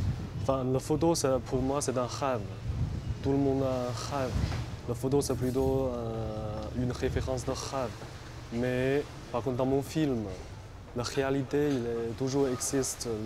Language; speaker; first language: French; non-native, fluent; Chinese